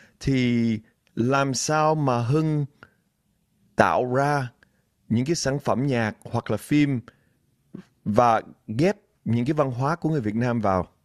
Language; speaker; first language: Vietnamese; early bilingual, heritage; Vietnamese